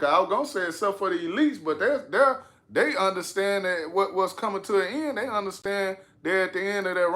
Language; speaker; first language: English; native; English